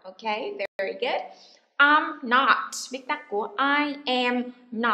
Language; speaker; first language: English; non-native, fluent; Vietnamese